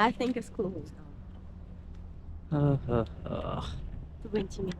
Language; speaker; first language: English; non-native, learner; Russian